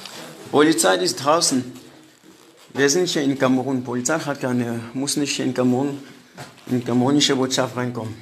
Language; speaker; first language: German; non-native, fluent; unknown